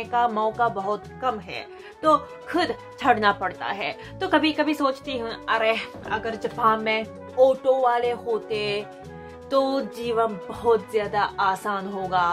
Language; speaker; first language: Hindi; non-native, fluent; Japanese